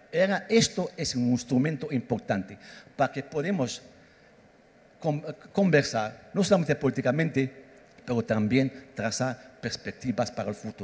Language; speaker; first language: Spanish; non-native, fluent; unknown